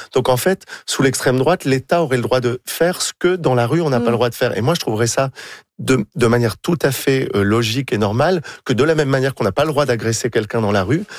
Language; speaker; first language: French; native; French